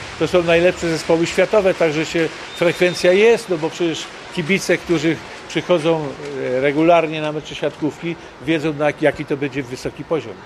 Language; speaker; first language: Polish; native; Polish